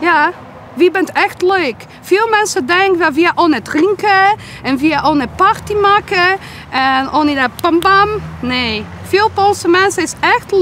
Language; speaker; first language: Dutch; non-native, learner; Polish